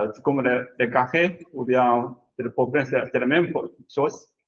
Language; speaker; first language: French; non-native, learner; Chinese